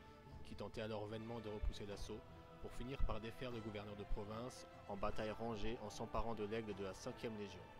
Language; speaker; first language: French; native; French